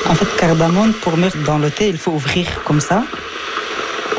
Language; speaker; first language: French; early bilingual, other home language; Persian